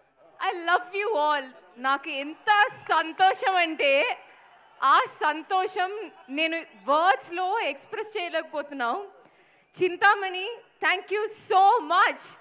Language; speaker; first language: Telugu; non-native, local second language; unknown